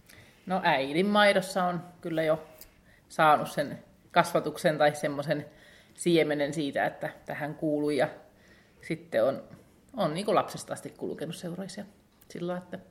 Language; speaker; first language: Finnish; native; Finnish